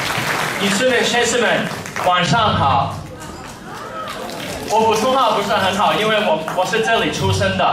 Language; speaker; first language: Chinese; early bilingual, heritage; English